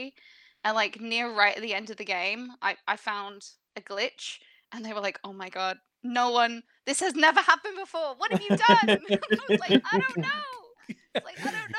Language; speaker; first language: English; native; English